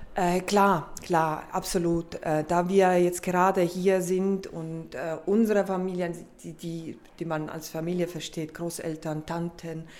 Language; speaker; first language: German; non-native, fluent; Estonian